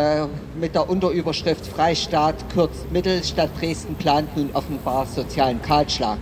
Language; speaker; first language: German; native; German